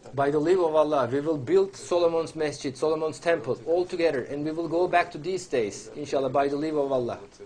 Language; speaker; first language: English; non-native, fluent; Turkish